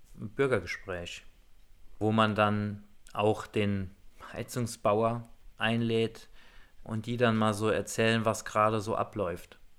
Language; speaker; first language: German; native; German